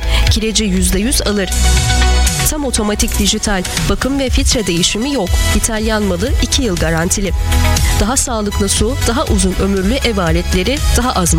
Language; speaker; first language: Turkish; native; Turkish